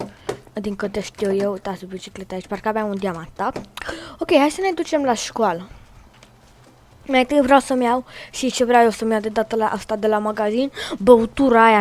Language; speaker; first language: Romanian; native; Romanian